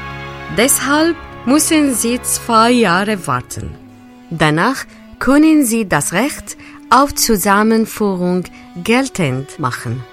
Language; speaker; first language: German; non-native, fluent; Arabic